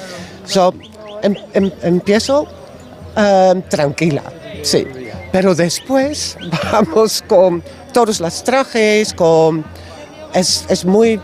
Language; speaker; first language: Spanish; non-native, learner; Dutch